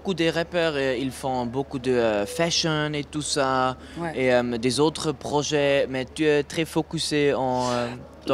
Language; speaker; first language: French; non-native, learner; German